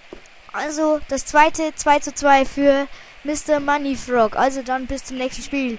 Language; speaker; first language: German; native; German